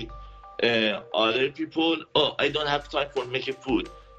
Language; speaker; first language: English; non-native, fluent; Persian